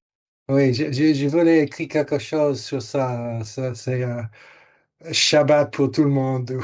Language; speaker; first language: French; non-native, fluent; English